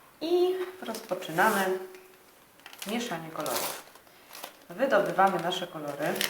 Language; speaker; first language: Polish; native; Polish